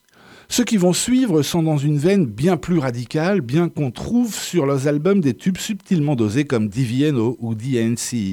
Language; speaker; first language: French; native; French